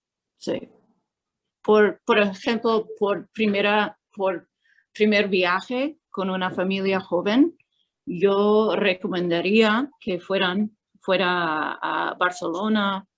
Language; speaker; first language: Spanish; non-native, fluent; English